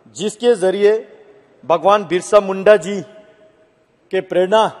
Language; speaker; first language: Hindi; native; Hindi